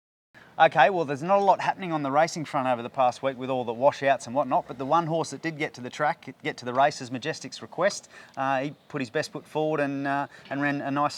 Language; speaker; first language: English; native; English